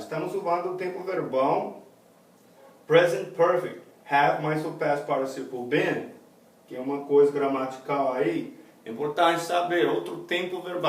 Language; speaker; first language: Portuguese; non-native, fluent; English